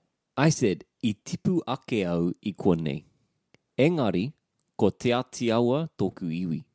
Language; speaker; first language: Māori; non-native, learner; English